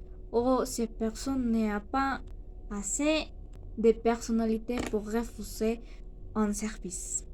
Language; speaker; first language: French; non-native, learner; Spanish